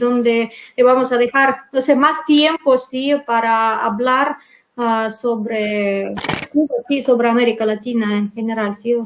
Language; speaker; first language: Spanish; non-native, learner; Russian